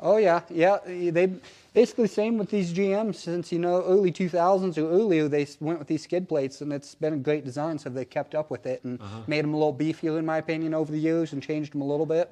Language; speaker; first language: English; native; English